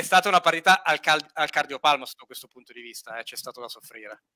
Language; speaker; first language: Italian; native; Italian